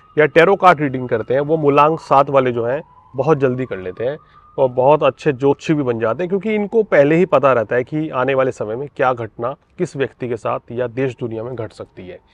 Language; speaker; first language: Hindi; native; Hindi